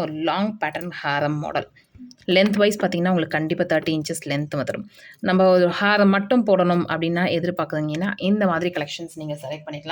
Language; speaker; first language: Tamil; native; Tamil